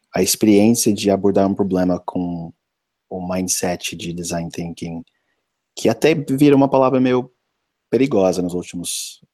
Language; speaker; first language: Portuguese; non-native, fluent; English